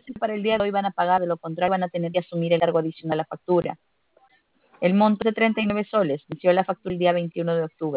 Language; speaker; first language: Spanish; native; Spanish